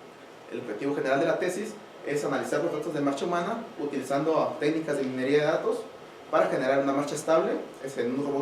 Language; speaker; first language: Spanish; native; Spanish